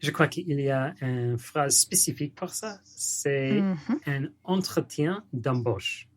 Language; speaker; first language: French; non-native, learner; English